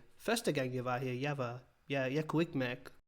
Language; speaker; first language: Danish; non-native, fluent; English